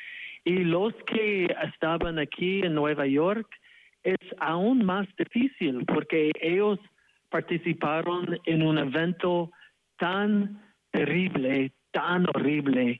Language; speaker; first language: Spanish; non-native, fluent; English